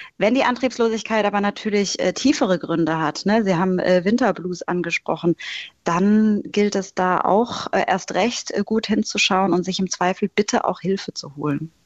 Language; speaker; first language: German; native; German